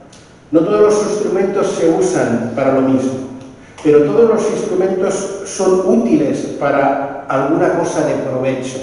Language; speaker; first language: Spanish; native; Spanish